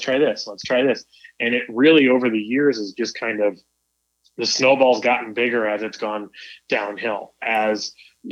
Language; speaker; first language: English; native; English